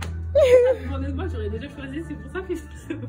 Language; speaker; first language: French; native; French